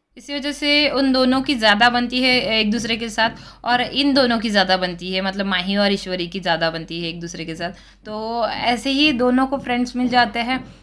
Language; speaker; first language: Hindi; non-native, local second language; Marathi